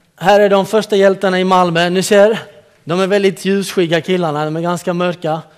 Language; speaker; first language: Swedish; early bilingual, other home language; Central Kurdish